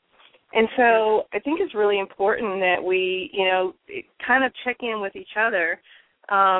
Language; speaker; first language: English; native; English